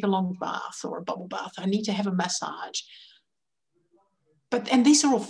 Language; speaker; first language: English; native; English